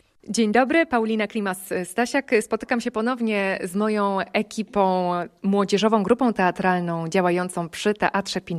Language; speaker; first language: Polish; native; Polish